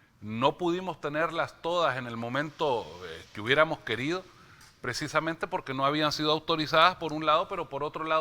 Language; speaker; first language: Spanish; native; Spanish